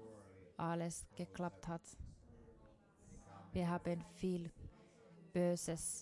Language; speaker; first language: German; non-native, fluent; Finnish